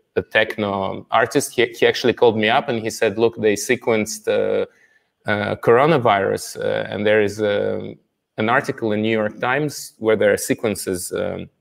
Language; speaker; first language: English; non-native, fluent; Russian